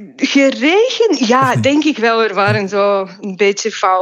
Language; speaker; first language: Dutch; non-native, fluent; Bulgarian